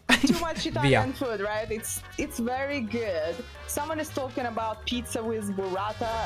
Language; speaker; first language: English; non-native, fluent; Russian